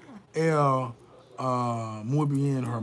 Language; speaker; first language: Spanish; non-native, learner; English